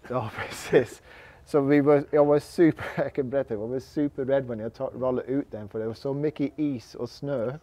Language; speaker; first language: Swedish; non-native, learner; English